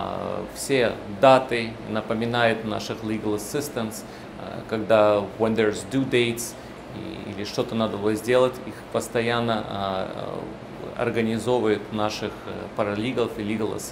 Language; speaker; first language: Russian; early bilingual, heritage; Russian